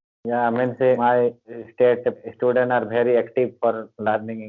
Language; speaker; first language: English; non-native, learner; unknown